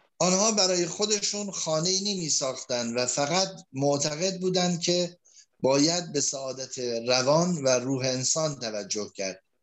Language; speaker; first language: Persian; native; Persian